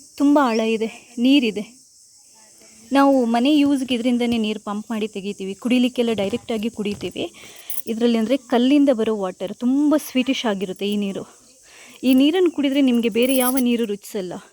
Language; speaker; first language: Kannada; native; Kannada